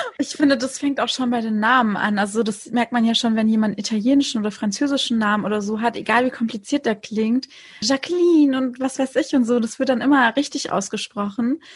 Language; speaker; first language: German; early bilingual, other home language; Turkish